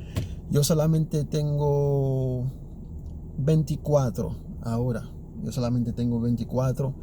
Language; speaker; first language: Spanish; early bilingual, other home language; Haitian Creole